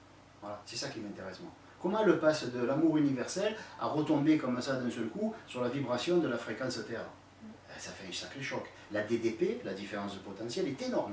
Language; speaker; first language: French; native; French